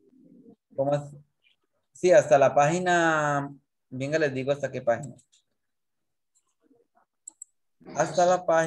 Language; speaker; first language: Spanish; native; Spanish